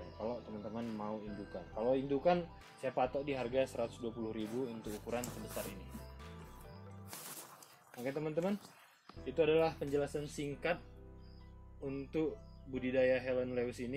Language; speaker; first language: Indonesian; native; Indonesian